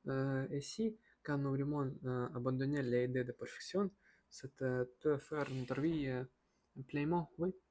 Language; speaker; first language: French; non-native, learner; Russian